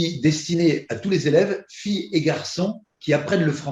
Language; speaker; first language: French; native; French